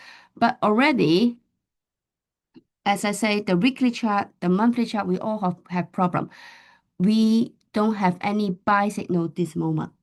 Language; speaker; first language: English; non-native, fluent; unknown